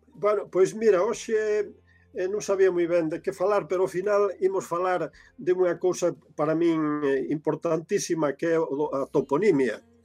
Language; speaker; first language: Galician; native; Galician